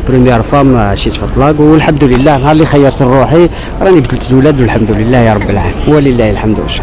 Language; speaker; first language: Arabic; native; Arabic